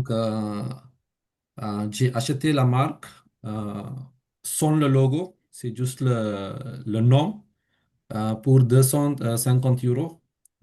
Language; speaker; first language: French; non-native, fluent; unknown